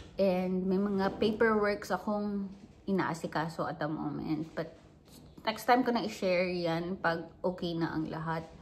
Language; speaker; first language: Filipino; non-native, local second language; Hiligaynon